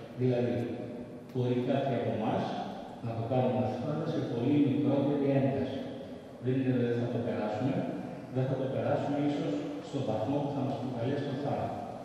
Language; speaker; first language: Greek; native; Greek